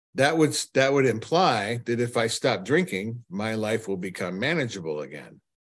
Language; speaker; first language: English; native; English